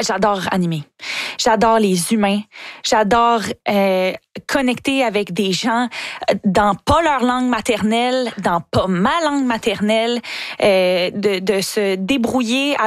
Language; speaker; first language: French; native; French